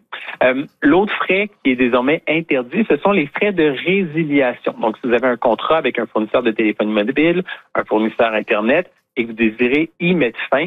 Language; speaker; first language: French; native; French